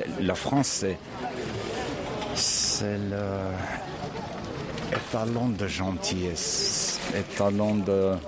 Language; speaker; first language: French; non-native, learner; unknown